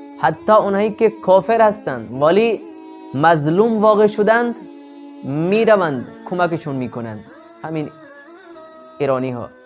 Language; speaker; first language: Persian; non-native, fluent; Urdu